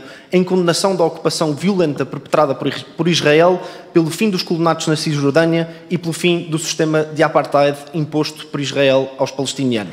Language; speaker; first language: Portuguese; native; Portuguese